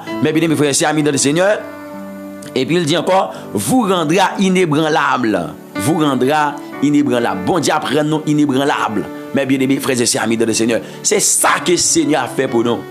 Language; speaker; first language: French; non-native, local second language; Haitian Creole